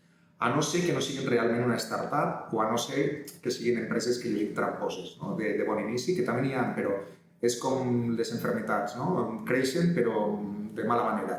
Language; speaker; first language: Catalan; native; Catalan